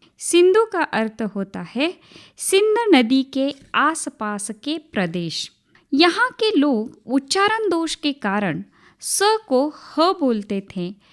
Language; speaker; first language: Hindi; non-native, local second language; Marathi